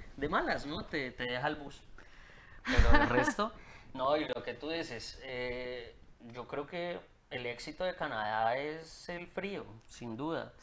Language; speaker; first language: Spanish; native; Spanish